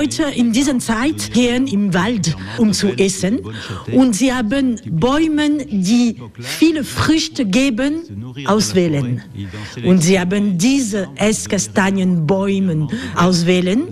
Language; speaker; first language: German; non-native, learner; French